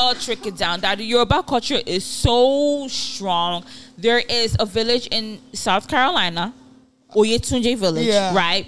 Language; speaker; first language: English; non-native, local second language; Yoruba